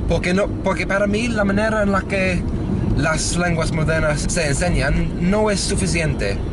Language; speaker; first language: Spanish; non-native, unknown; English